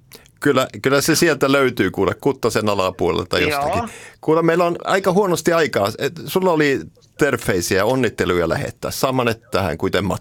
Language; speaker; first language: Finnish; native; Finnish